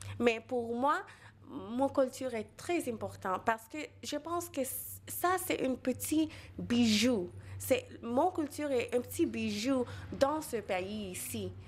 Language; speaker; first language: French; non-native, local second language; Bangla